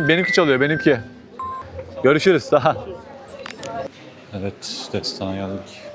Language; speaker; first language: Turkish; native; Turkish